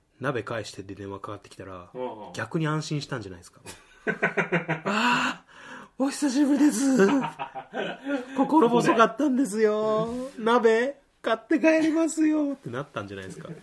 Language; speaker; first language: Japanese; native; Japanese